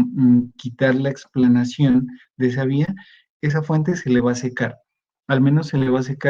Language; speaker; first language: Spanish; native; Spanish